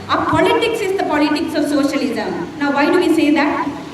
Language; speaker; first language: English; non-native, local second language; Tamil